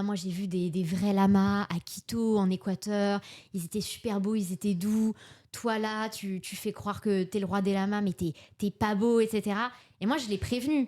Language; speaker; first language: French; native; French